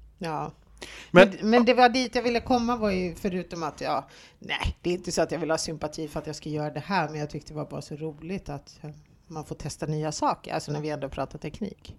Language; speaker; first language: Swedish; early bilingual, other home language; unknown